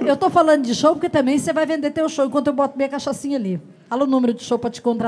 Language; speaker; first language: Portuguese; native; Portuguese